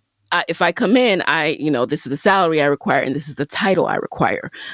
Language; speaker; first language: English; native; English